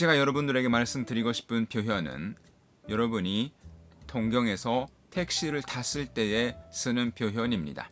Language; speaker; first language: Korean; non-native, fluent; Japanese